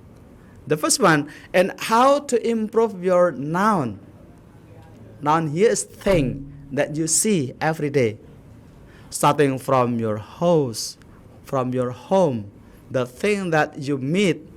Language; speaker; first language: English; non-native, learner; Indonesian